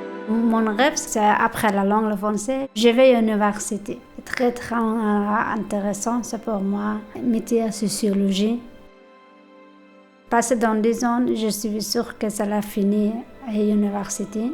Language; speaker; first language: French; non-native, learner; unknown